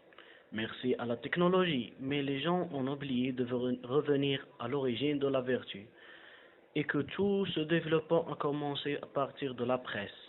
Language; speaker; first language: French; non-native, learner; Arabic